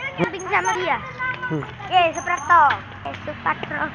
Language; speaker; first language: Indonesian; non-native, learner; Bangla